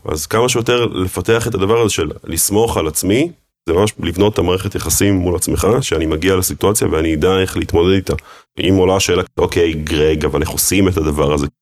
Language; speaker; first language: Hebrew; early bilingual, other home language; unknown